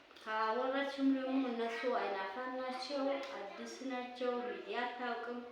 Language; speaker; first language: Amharic; non-native, local second language; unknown